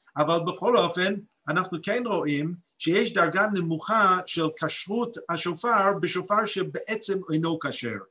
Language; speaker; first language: Hebrew; non-native, fluent; English